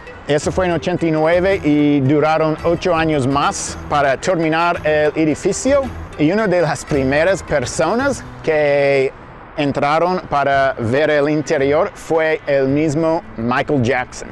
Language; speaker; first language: Spanish; non-native, fluent; English